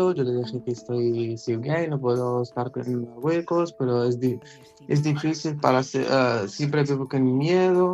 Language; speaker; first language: Spanish; non-native, learner; Arabic